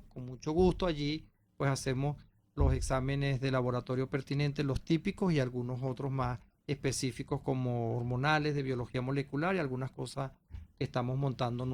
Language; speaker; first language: Spanish; native; Spanish